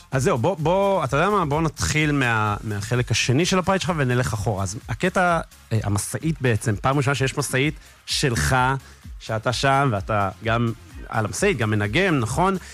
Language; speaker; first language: Hebrew; native; Hebrew